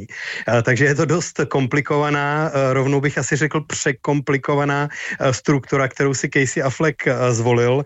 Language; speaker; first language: Czech; native; Czech